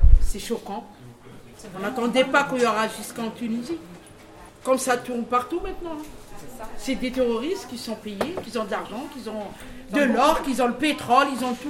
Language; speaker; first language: French; non-native, local second language; Arabic